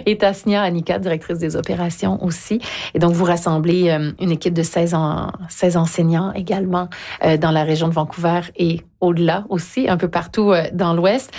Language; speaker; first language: French; native; French